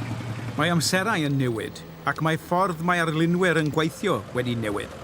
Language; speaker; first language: Welsh; native; Welsh